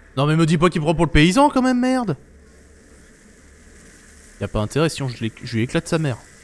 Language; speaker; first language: French; native; French